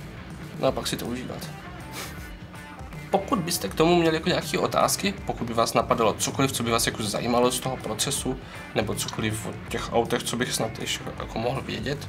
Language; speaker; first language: Czech; native; Czech